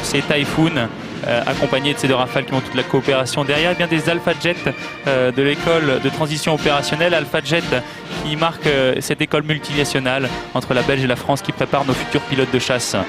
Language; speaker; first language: French; native; French